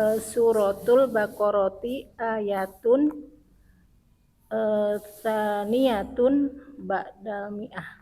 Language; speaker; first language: Arabic; non-native, learner; Indonesian